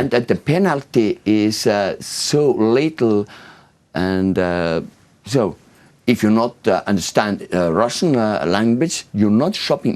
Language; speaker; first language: English; non-native, learner; Estonian